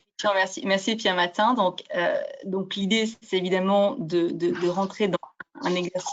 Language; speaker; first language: French; native; French